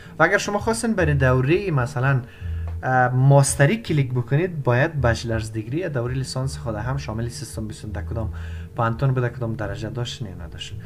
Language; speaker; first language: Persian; native; Persian